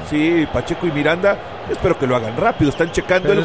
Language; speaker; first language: Spanish; native; Spanish